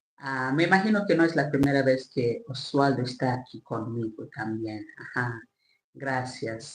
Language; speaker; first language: Spanish; non-native, learner; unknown